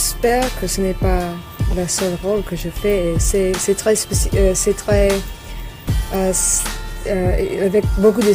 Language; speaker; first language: French; non-native, learner; English